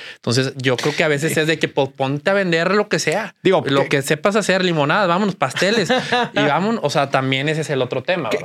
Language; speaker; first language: Spanish; native; Spanish